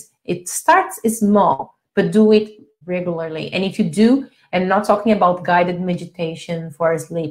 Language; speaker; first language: English; non-native, fluent; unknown